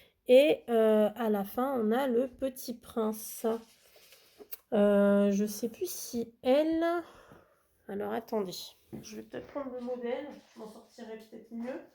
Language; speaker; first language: French; native; French